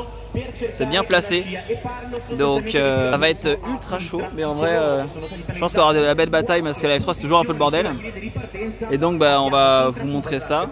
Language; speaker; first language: French; native; French